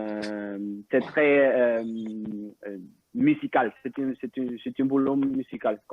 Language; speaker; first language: French; non-native, local second language; Spanish